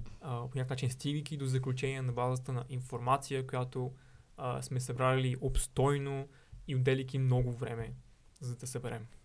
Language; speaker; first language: Bulgarian; native; Bulgarian